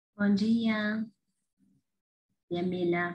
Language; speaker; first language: Portuguese; non-native, fluent; Spanish